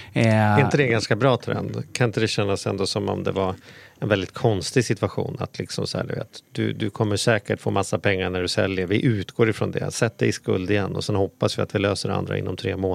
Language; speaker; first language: Swedish; native; Swedish